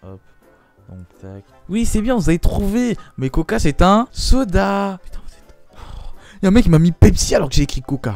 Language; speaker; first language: French; native; French